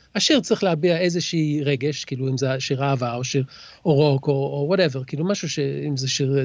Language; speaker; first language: Hebrew; early bilingual, other home language; English